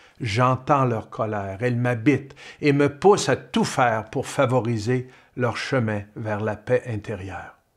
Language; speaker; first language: French; native; French